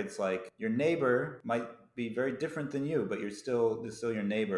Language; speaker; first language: English; native; English